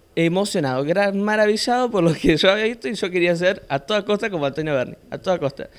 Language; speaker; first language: Spanish; native; Spanish